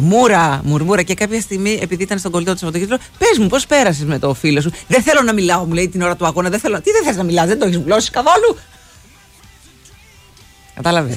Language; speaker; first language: Greek; native; Greek